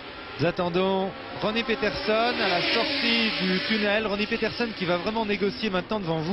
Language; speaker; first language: French; native; French